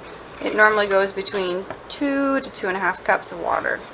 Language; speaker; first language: English; native; English